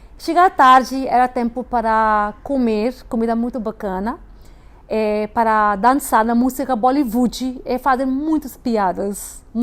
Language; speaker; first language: Portuguese; non-native, fluent; Hindi